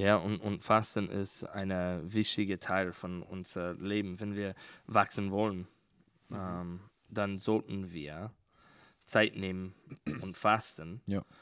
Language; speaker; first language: German; non-native, learner; English